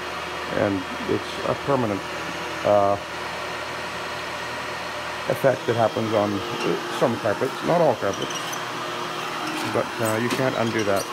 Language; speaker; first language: English; native; English